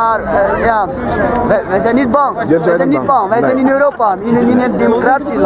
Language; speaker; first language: Dutch; non-native, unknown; Uyghur